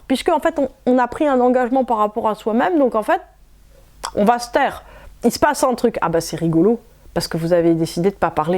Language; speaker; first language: French; native; French